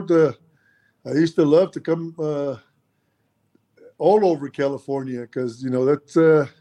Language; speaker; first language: English; early bilingual, other home language; Spanish